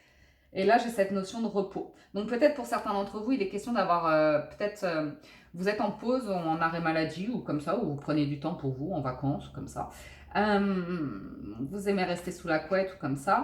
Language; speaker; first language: French; native; French